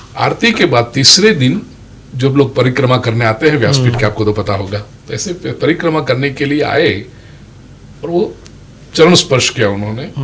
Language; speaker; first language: Hindi; non-native, local second language; Gujarati